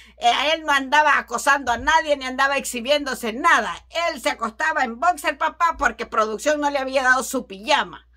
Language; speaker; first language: Spanish; native; Spanish